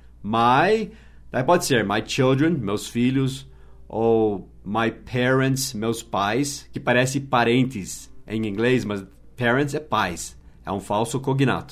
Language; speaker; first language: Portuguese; non-native, fluent; English